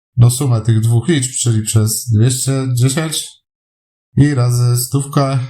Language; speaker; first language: Polish; native; Polish